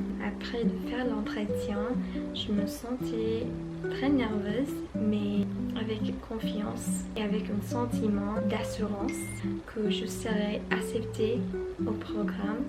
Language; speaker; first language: French; non-native, fluent; English